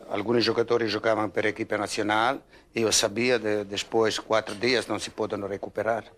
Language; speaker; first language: Portuguese; non-native, learner; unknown